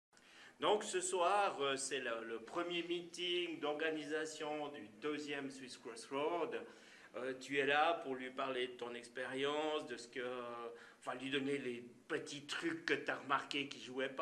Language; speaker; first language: French; native; French